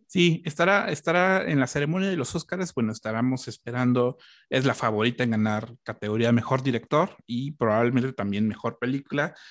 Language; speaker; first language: Spanish; native; Spanish